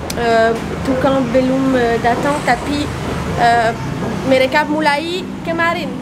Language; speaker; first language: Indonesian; non-native, learner; French